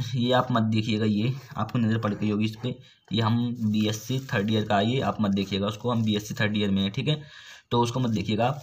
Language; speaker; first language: Hindi; native; Hindi